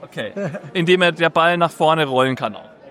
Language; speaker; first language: German; native; German